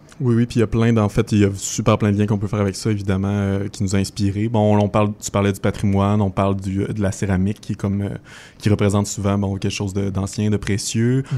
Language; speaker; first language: French; native; French